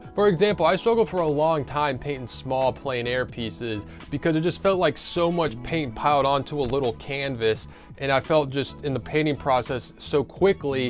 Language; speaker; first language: English; native; English